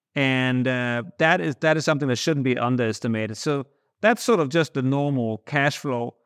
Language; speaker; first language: English; non-native, fluent; Danish